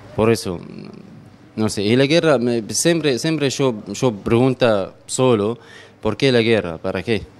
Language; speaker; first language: Spanish; non-native, learner; Arabic